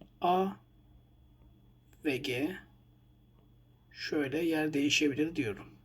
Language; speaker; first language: Turkish; native; Turkish